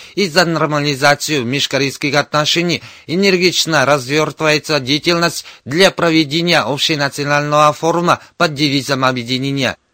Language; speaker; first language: Russian; non-native, fluent; Korean